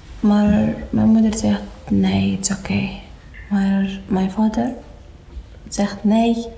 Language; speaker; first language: Dutch; non-native, learner; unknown